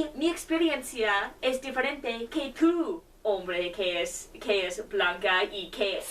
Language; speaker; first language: Spanish; non-native, learner; English